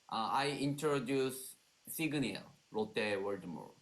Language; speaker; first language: English; non-native, learner; Korean